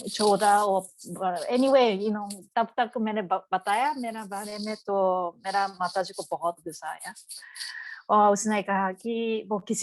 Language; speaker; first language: Hindi; non-native, learner; Japanese